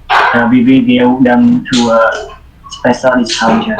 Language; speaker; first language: English; non-native, learner; Khmer